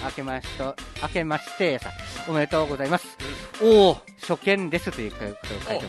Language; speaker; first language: Japanese; native; Japanese